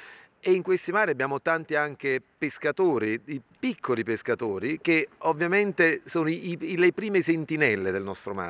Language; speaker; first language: Italian; native; Italian